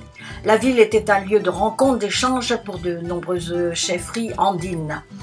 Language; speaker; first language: French; native; French